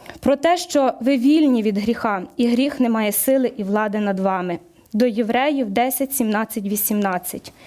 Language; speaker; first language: Ukrainian; native; Ukrainian